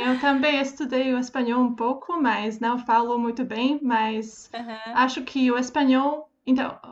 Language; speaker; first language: Portuguese; non-native, fluent; Slovak